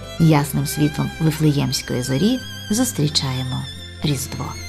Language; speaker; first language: Ukrainian; native; Ukrainian